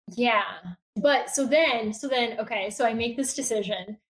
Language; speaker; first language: English; early bilingual, other home language; Bulgarian